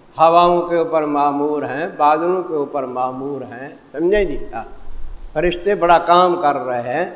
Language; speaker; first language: Urdu; non-native, local second language; Saraiki